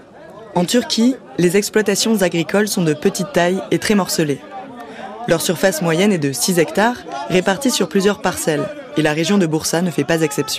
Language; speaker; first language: French; native; French